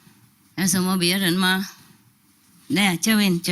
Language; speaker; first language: Chinese; non-native, fluent; Vietnamese